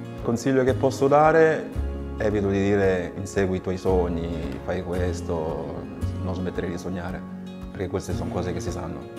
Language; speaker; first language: Italian; early bilingual, other home language; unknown